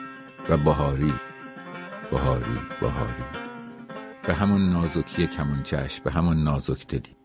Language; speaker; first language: Persian; native; Persian